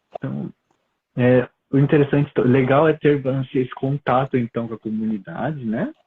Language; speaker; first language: Portuguese; early bilingual, other home language; Japanese